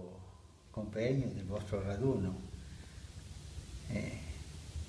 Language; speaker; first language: Italian; non-native, learner; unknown